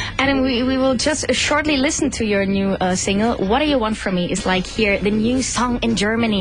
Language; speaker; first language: English; non-native, fluent; German